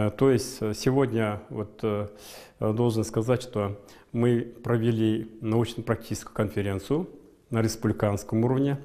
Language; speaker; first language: Russian; non-native, local second language; Kazakh